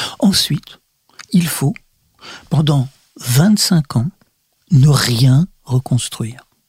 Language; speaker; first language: French; early bilingual, other home language; Russian